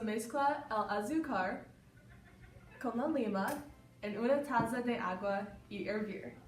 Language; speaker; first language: Spanish; non-native, learner; English